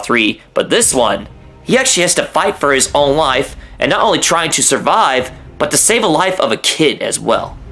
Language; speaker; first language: English; native; English